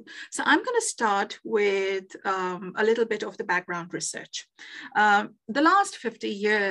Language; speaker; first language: English; non-native, local second language; Bangla